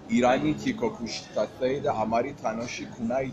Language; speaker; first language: Japanese; non-native, fluent; Persian